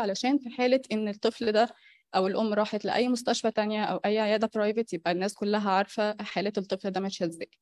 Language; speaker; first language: Arabic; native; Arabic